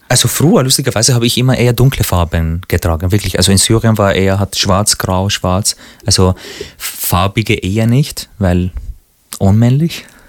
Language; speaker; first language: German; non-native, fluent; Arabic